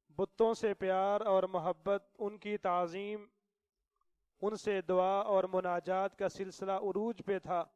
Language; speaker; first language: Urdu; non-native, local second language; Punjabi